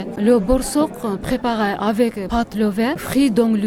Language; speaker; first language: French; non-native, learner; Kyrgyz